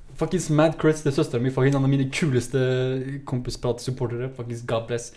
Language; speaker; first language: Norwegian; early bilingual, other home language; Kurdish